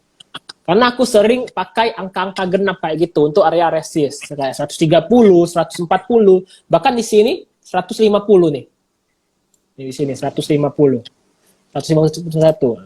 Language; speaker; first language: Indonesian; native; Indonesian